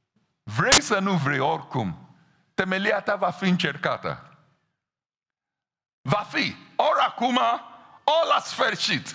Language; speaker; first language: Romanian; non-native, fluent; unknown